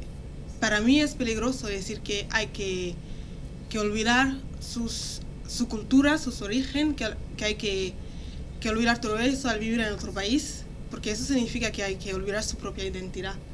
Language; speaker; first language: Spanish; non-native, fluent; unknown